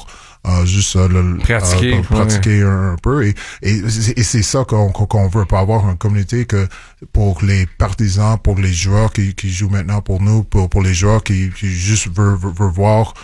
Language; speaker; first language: French; non-native, local second language; English